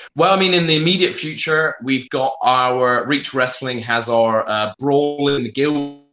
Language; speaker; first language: English; native; English